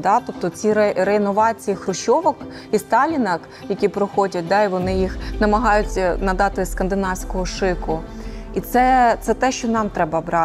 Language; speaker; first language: Ukrainian; native; Ukrainian